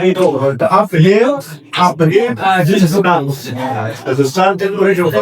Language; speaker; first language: Dutch; non-native, learner; Arabic